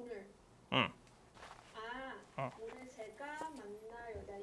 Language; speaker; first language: Korean; non-native, learner; English